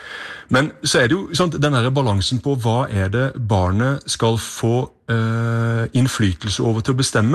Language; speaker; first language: Norwegian; native; Norwegian